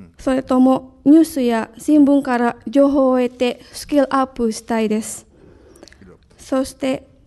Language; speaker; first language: Japanese; non-native, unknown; Indonesian